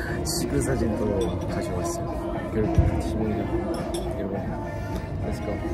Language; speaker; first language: Korean; non-native, learner; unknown